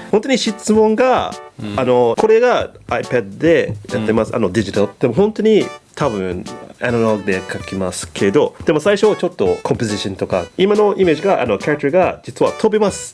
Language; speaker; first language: Japanese; non-native, learner; English